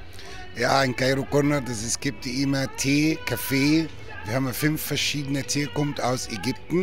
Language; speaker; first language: German; non-native, learner; Arabic